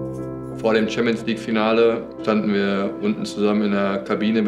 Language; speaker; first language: German; native; German